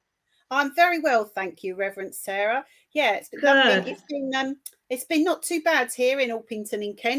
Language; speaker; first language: English; native; English